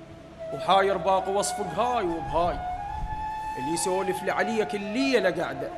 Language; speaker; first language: Arabic; native; Arabic